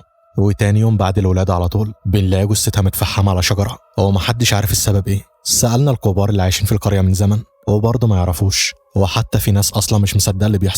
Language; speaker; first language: Arabic; native; Arabic